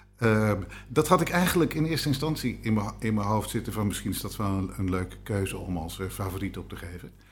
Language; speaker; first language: Dutch; native; Dutch